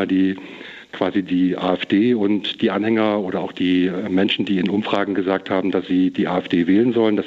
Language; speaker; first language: German; native; German